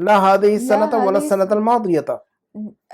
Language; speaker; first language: Arabic; non-native, fluent; Urdu